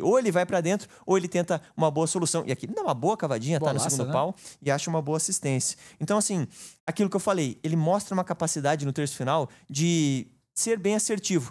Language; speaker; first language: Portuguese; native; Portuguese